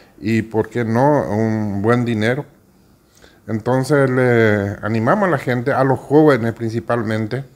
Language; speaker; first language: Spanish; native; Spanish